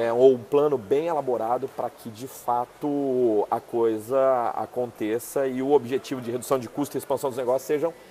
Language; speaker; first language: Portuguese; native; Portuguese